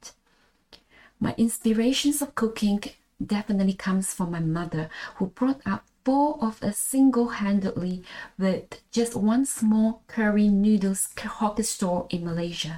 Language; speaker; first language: English; non-native, local second language; Malay